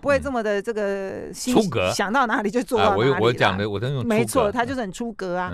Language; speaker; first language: Chinese; native; Chinese